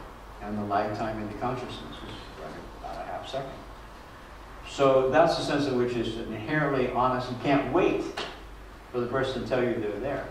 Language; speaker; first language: English; native; English